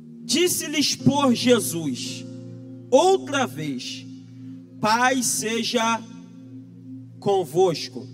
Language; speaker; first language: Portuguese; native; Portuguese